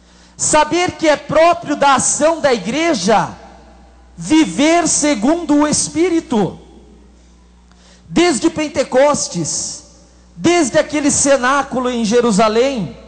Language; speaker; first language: Portuguese; native; Portuguese